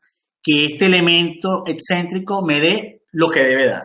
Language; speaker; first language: Spanish; native; Spanish